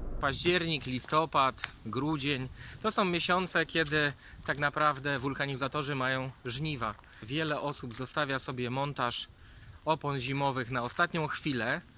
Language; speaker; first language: Polish; native; Polish